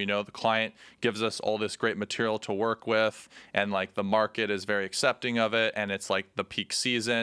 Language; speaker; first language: English; native; English